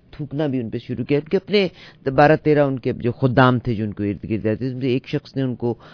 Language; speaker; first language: Urdu; native; Urdu